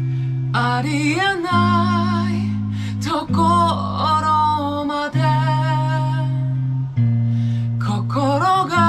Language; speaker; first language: Japanese; non-native, learner; Korean